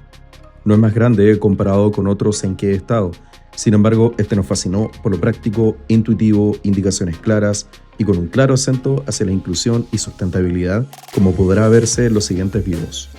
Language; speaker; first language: Spanish; native; Spanish